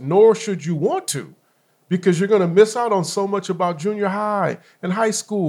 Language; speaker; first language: English; native; English